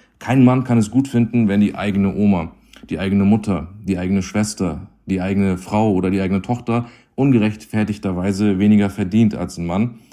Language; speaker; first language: German; native; German